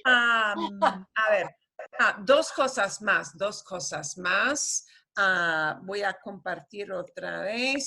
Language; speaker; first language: Spanish; non-native, fluent; English